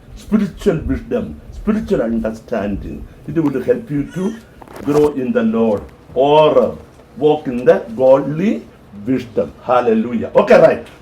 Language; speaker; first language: English; non-native, local second language; Malayalam